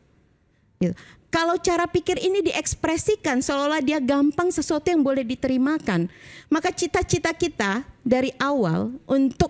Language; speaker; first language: Indonesian; native; Indonesian